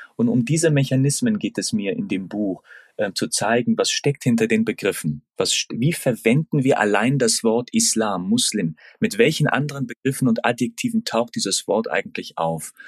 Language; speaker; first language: German; early bilingual, other home language; Turkish